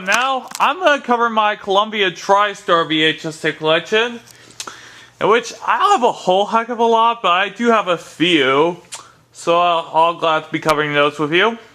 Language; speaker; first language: English; native; English